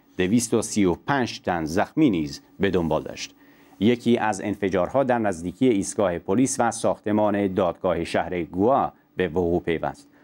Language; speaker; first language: Persian; non-native, local second language; Central Kurdish